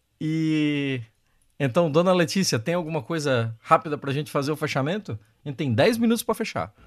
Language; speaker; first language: Portuguese; native; Portuguese